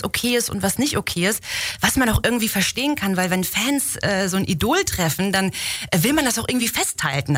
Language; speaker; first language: German; native; German